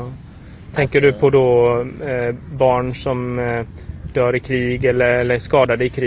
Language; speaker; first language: Swedish; native; Swedish